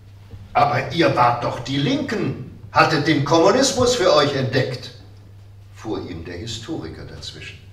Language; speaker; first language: German; native; German